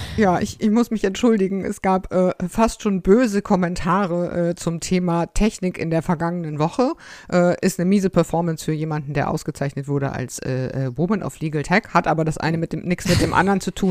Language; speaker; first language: German; native; German